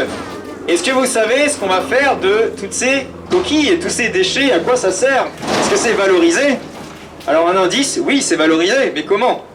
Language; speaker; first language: French; native; French